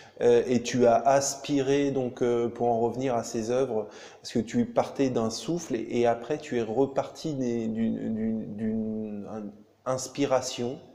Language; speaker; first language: French; native; French